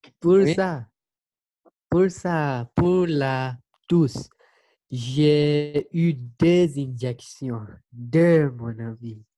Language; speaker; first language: French; non-native, learner; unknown